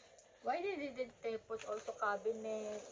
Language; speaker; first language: English; non-native, learner; Filipino